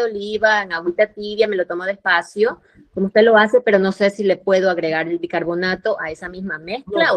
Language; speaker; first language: Spanish; native; Spanish